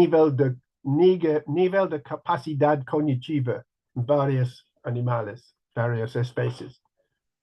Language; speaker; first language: Spanish; non-native, learner; English